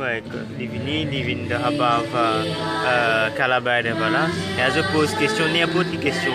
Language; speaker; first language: French; non-native, learner; Morisyen